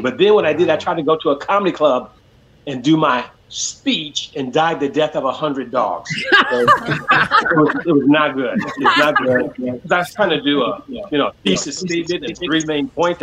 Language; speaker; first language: English; native; English